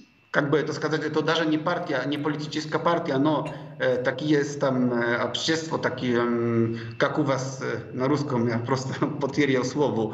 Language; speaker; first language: Russian; non-native, fluent; Polish